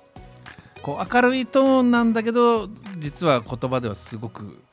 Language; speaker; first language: Japanese; native; Japanese